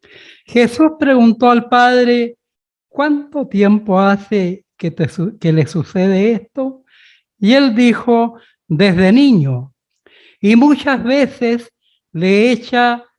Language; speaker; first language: Spanish; native; Spanish